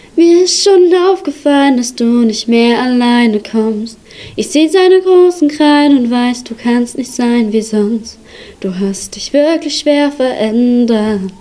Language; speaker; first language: German; early bilingual, other home language; Arabic